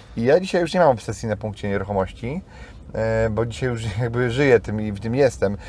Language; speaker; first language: Polish; native; Polish